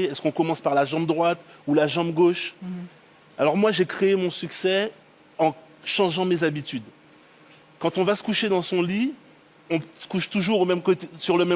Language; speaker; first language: French; native; French